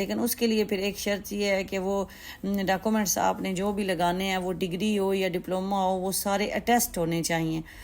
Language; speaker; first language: Urdu; native; Urdu